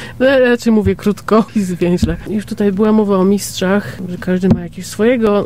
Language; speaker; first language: Polish; native; Polish